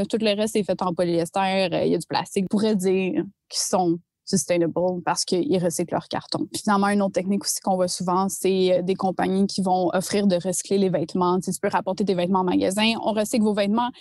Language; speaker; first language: French; native; French